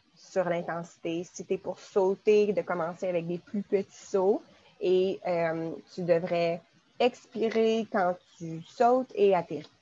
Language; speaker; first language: French; native; French